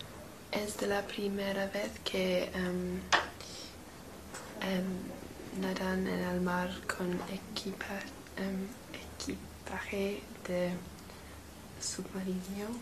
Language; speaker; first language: Spanish; non-native, learner; English